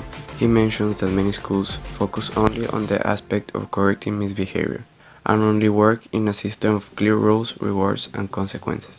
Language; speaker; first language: English; non-native, local second language; Spanish